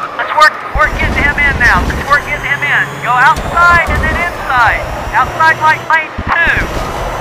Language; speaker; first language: English; native; English